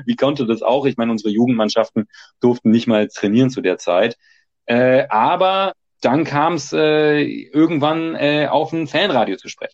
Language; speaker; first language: German; native; German